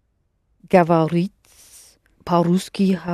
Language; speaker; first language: Russian; non-native, learner; English